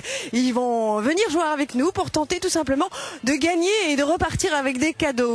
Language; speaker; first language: French; native; French